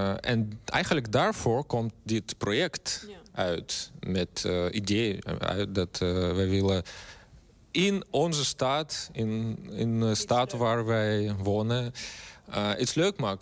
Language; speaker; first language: Dutch; non-native, learner; Russian